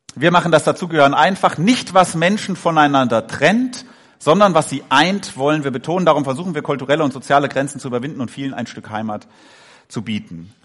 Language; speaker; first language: German; native; German